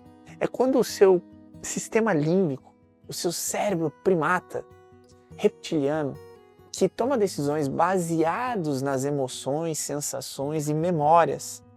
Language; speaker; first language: Portuguese; native; Portuguese